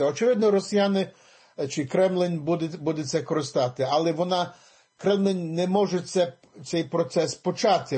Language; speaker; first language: Ukrainian; early bilingual, heritage; English